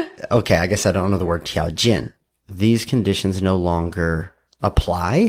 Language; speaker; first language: English; native; English